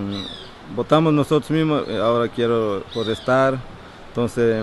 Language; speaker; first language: Spanish; non-native, local second language; Quechua